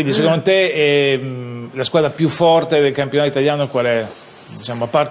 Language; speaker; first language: Italian; native; Italian